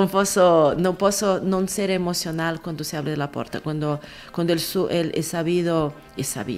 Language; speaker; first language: Spanish; non-native, fluent; Portuguese